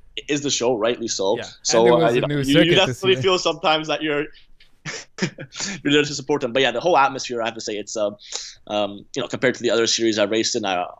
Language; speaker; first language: English; native; English